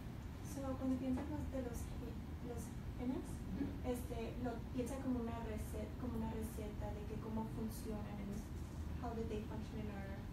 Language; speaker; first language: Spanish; early bilingual, heritage; Spanish